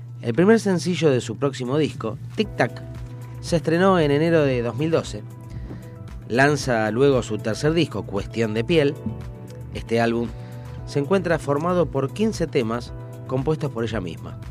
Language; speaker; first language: Spanish; native; Spanish